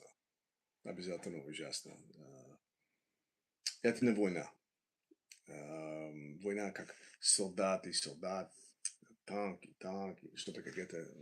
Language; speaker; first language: Russian; non-native, learner; English